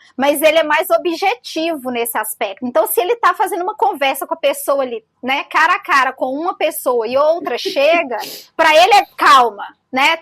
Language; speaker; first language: Portuguese; native; Portuguese